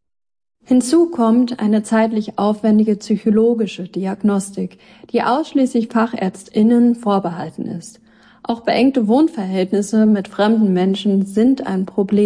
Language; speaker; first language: German; native; German